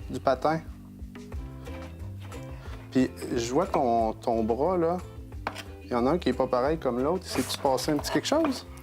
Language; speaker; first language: French; native; French